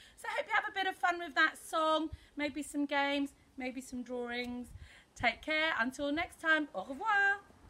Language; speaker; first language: English; native; English